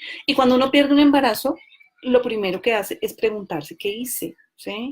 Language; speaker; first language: Spanish; native; Spanish